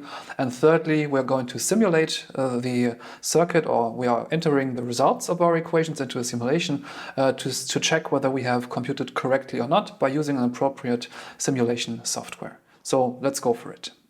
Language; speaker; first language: English; non-native, fluent; German